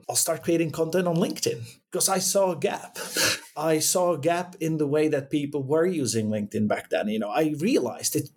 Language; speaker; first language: English; non-native, fluent; Czech